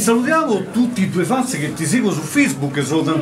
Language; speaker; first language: Italian; native; Italian